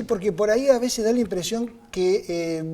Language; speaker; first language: Spanish; native; Spanish